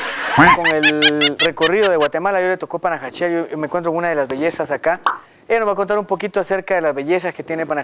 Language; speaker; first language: Spanish; native; Spanish